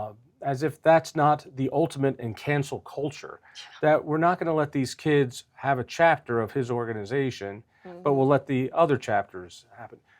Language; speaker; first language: English; native; English